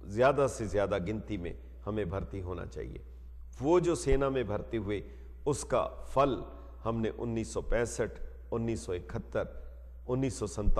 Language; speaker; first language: Hindi; non-native, local second language; Punjabi